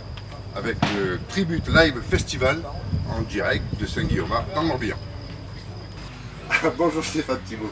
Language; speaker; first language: French; native; French